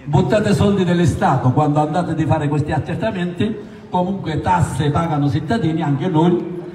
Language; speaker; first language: Italian; non-native, learner; Bangla